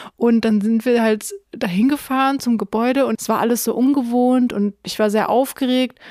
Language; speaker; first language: German; early bilingual, other home language; Russian